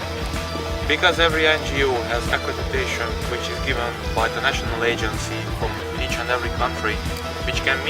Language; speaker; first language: English; non-native, fluent; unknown